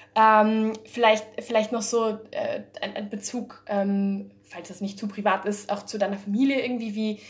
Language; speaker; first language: German; early bilingual, heritage; German